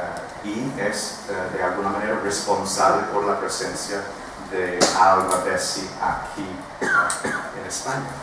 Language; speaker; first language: Spanish; non-native, fluent; English